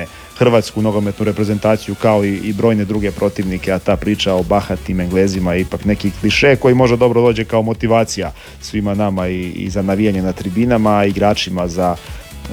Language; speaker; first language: Serbian; native; Serbian